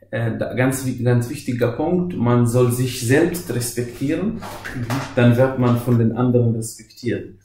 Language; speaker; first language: German; non-native, fluent; Arabic